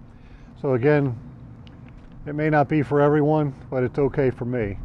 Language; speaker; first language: English; native; English